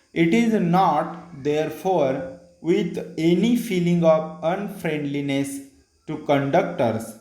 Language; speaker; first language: English; non-native, local second language; Marathi